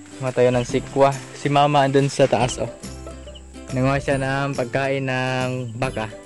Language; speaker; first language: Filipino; non-native, local second language; Cebuano